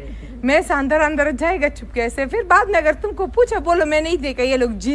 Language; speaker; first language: Hindi; non-native, local second language; Pashto